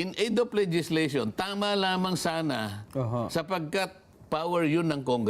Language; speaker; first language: Filipino; native; Filipino